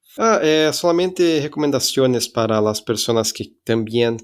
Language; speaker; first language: Spanish; non-native, fluent; Portuguese